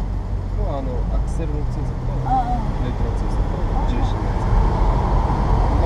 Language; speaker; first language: Japanese; native; Japanese